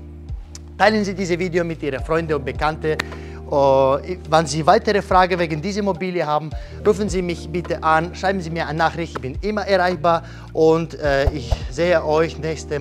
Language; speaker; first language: German; non-native, learner; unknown